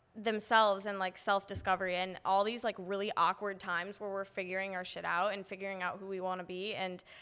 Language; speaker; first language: English; native; English